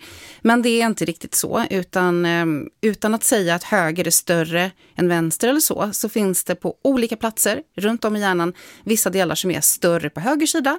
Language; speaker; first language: Swedish; native; Swedish